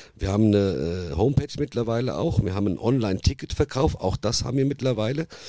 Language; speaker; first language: German; early bilingual, other home language; Italian